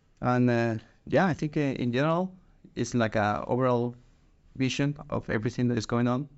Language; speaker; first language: English; non-native, fluent; Spanish